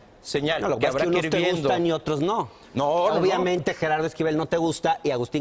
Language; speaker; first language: Spanish; native; Spanish